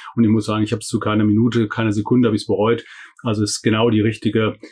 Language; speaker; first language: German; native; German